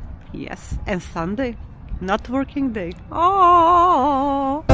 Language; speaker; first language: English; non-native, learner; Russian